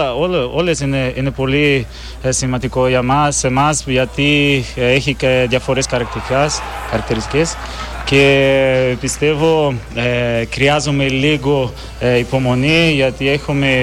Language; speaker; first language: Greek; non-native, learner; Portuguese